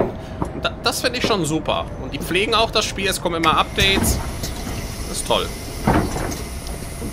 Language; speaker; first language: German; native; German